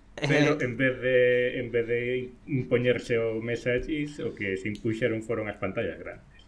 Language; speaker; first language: Galician; non-native, local second language; Spanish